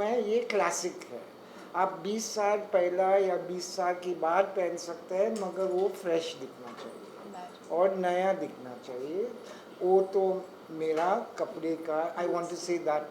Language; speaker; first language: Hindi; non-native, local second language; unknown